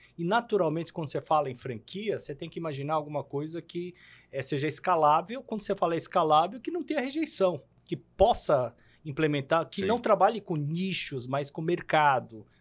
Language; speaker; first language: Portuguese; early bilingual, other home language; Korean